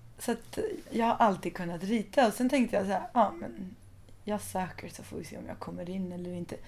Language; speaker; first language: Swedish; early bilingual, other home language; Persian